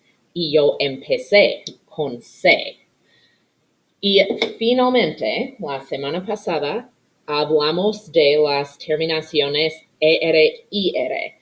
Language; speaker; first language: Spanish; non-native, fluent; English